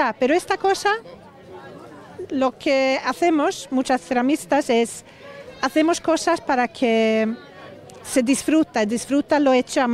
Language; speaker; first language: Spanish; non-native, fluent; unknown